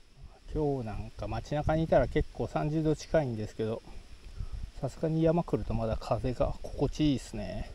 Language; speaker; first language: Japanese; native; Japanese